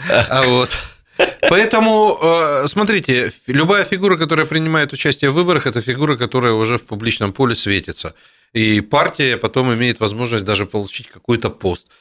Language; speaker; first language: Russian; native; Russian